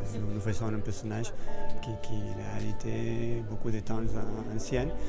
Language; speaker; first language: French; non-native, fluent; Spanish